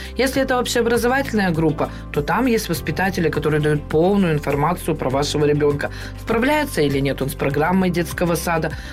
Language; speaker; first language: Russian; native; Russian